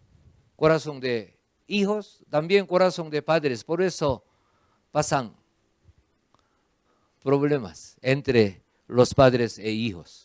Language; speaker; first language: Spanish; non-native, fluent; Korean